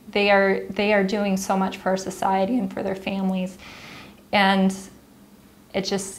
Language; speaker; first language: English; native; English